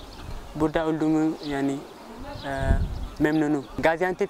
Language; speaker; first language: Turkish; non-native, learner; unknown